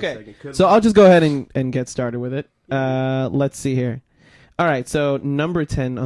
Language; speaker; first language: English; native; English